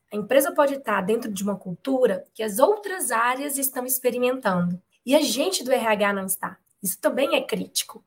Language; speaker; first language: Portuguese; native; Portuguese